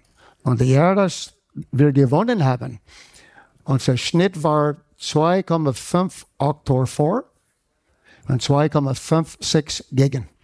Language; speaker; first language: German; non-native, fluent; English